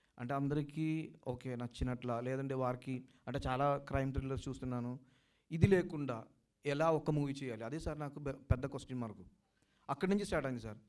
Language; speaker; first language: Telugu; non-native, learner; Malayalam